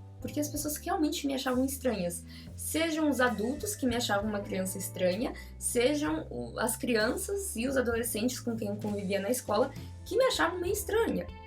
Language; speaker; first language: Portuguese; native; Portuguese